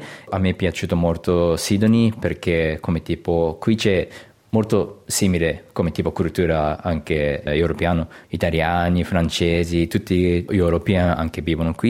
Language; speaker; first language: Italian; non-native, learner; Japanese